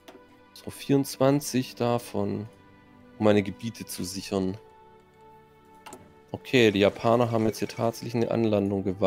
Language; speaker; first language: German; native; German